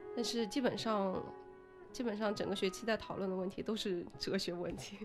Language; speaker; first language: Chinese; native; Chinese